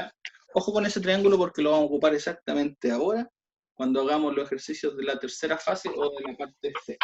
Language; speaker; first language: Spanish; native; Spanish